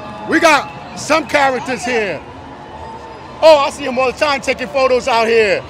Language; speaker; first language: English; early bilingual, other home language; Spanish